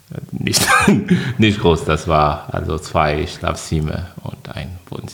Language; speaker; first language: German; non-native, fluent; French